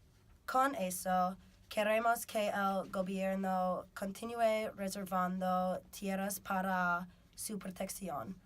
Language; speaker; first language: Spanish; non-native, fluent; English